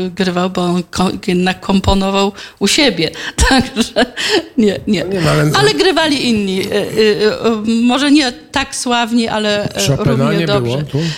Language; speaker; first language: Polish; native; Polish